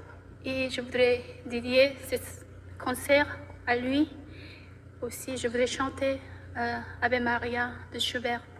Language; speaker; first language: French; non-native, learner; Korean